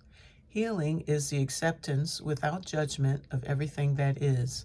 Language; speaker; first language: English; native; English